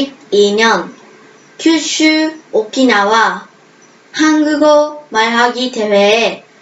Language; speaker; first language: Korean; early bilingual, heritage; Korean